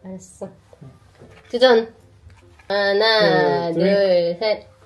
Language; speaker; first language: Korean; non-native, learner; Filipino